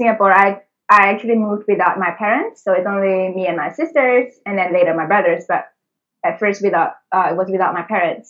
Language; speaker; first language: English; early bilingual, other home language; Indonesian